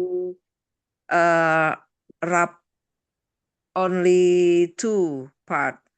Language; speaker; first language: English; non-native, learner; Indonesian